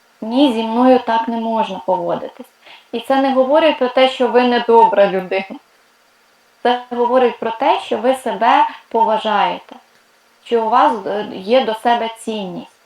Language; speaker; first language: Ukrainian; non-native, local second language; Russian